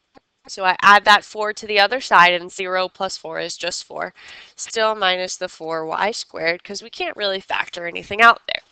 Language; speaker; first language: English; native; English